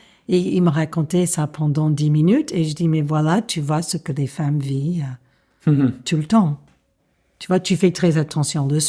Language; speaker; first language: French; non-native, fluent; English